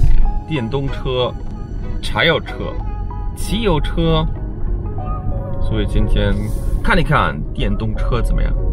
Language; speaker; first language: Chinese; non-native, fluent; German